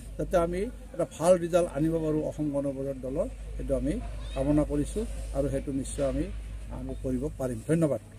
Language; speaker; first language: Assamese; native; Assamese